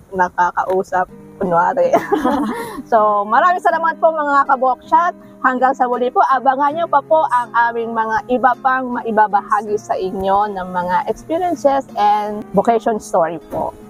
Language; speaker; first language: Filipino; native; Filipino